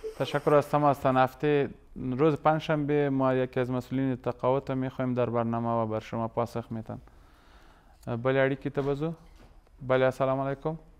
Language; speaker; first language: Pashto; native; Pashto